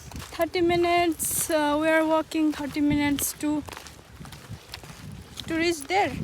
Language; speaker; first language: English; non-native, learner; Nepali